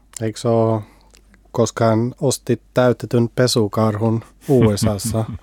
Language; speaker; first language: Finnish; early bilingual, heritage; Finnish